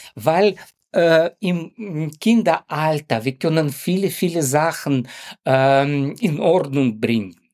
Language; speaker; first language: German; non-native, learner; Ukrainian